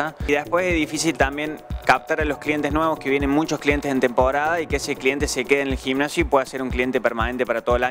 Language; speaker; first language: Spanish; native; Spanish